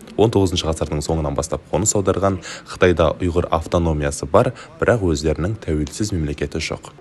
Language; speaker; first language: Kazakh; native; Kazakh